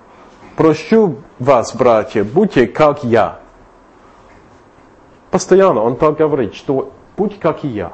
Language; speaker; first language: Russian; non-native, fluent; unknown